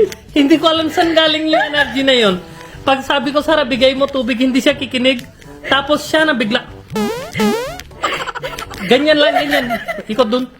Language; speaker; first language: Filipino; non-native, fluent; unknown